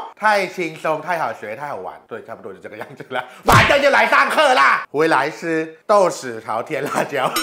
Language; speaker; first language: Chinese; non-native, fluent; Thai